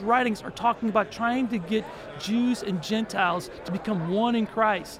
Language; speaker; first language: English; native; English